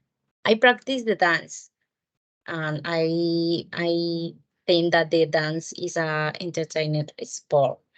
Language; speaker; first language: English; non-native, learner; Spanish